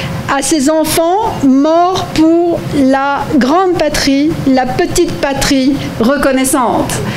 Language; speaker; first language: French; native; French